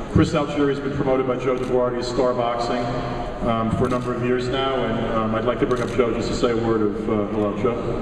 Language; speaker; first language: English; native; English